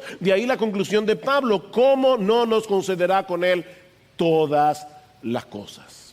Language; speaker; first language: Spanish; native; Spanish